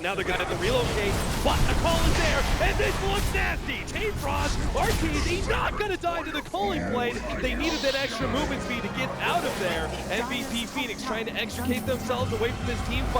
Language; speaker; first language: English; native; English